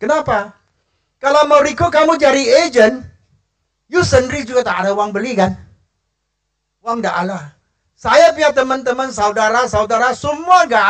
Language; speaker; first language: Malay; non-native, local second language; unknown